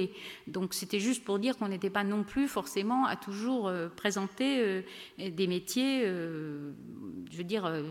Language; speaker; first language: French; native; French